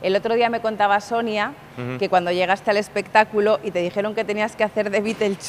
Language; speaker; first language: Spanish; native; Spanish